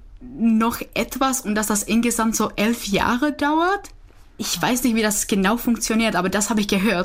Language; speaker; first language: German; non-native, fluent; Czech